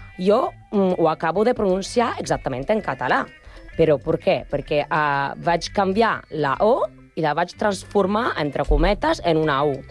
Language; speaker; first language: Catalan; non-native, learner; Spanish